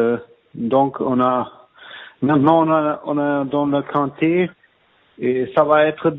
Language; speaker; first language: French; non-native, fluent; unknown